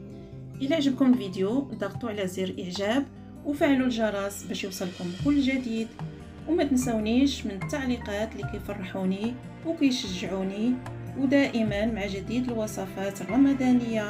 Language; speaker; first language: Arabic; native; Arabic